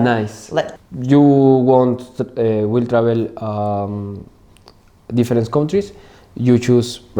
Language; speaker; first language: English; non-native, learner; Spanish